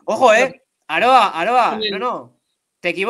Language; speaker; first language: Spanish; native; Spanish